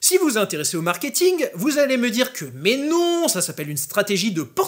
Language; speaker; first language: French; native; French